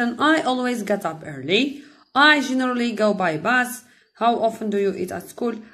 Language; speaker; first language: English; non-native, fluent; Arabic